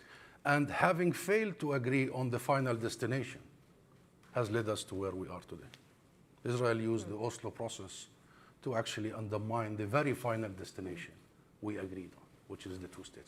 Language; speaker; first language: English; non-native, fluent; Arabic